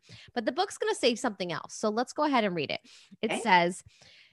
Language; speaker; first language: English; native; English